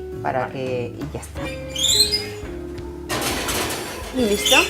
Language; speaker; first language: Spanish; native; Spanish